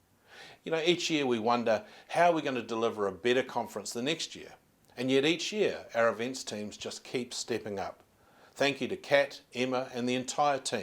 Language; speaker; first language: English; native; English